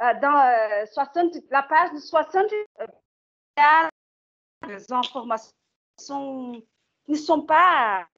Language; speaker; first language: French; non-native, learner; Portuguese